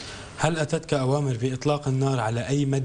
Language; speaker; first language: Arabic; native; Arabic